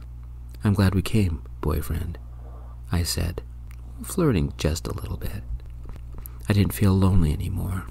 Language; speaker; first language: English; native; English